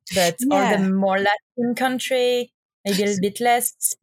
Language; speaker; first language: English; non-native, learner; French